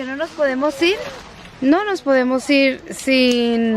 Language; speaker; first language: Spanish; native; Spanish